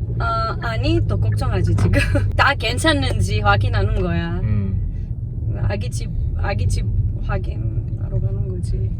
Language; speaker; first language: Korean; non-native, learner; Greek